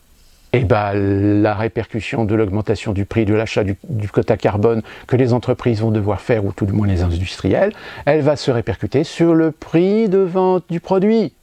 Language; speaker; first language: French; native; French